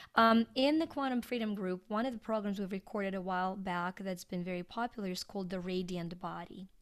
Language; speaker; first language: English; non-native, fluent; Ukrainian